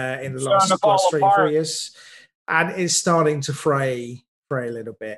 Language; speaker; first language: English; native; English